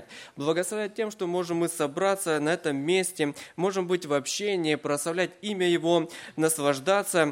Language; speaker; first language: Russian; native; Russian